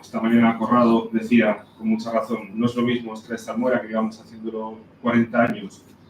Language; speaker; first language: Spanish; native; Spanish